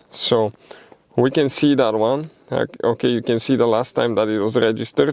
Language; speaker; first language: English; non-native, fluent; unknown